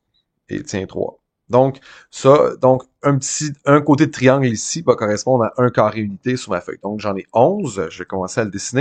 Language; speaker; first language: French; native; French